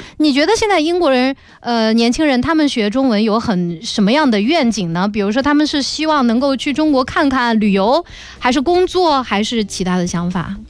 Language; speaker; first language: Chinese; native; Chinese